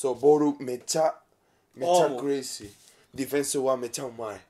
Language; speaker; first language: Japanese; non-native, learner; Spanish